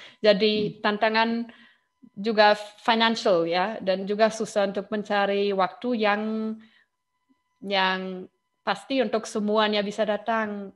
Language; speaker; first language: Indonesian; non-native, fluent; German